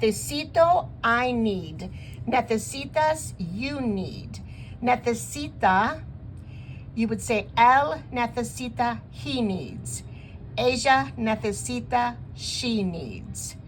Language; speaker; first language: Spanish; non-native, fluent; English